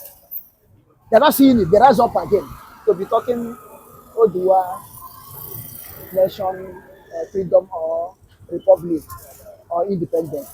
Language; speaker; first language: English; non-native, local second language; Igbo